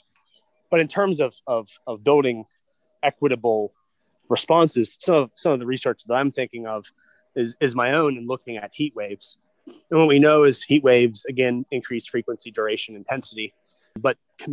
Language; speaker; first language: English; native; English